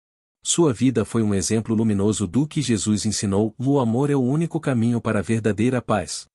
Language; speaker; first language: Portuguese; native; Portuguese